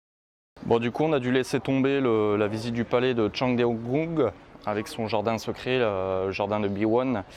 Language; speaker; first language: French; native; French